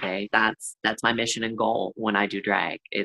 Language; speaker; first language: English; native; English